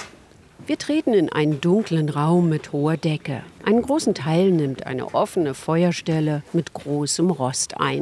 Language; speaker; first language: German; native; German